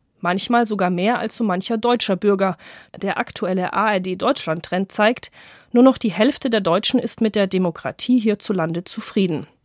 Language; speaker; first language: German; native; German